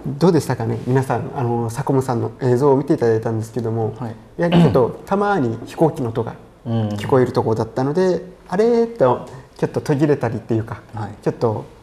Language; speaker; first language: Japanese; native; Japanese